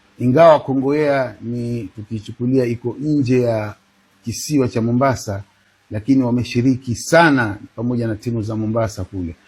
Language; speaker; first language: Swahili; native; Swahili